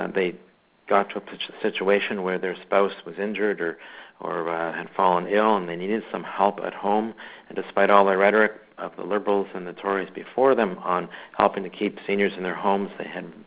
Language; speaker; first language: English; native; English